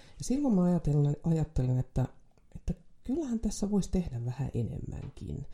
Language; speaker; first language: Finnish; non-native, local second language; Swedish